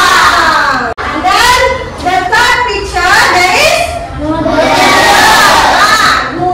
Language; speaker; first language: English; non-native, learner; Indonesian